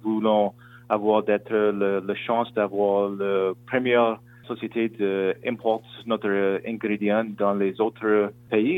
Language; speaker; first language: French; non-native, local second language; English